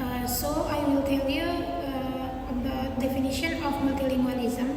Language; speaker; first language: English; non-native, learner; Indonesian